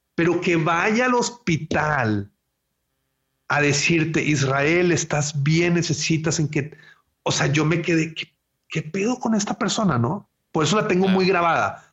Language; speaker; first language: Spanish; native; Spanish